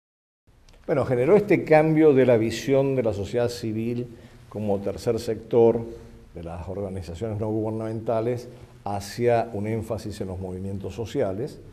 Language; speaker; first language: Spanish; native; Spanish